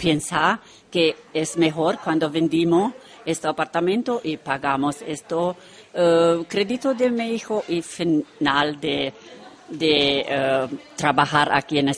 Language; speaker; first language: Spanish; non-native, learner; Romanian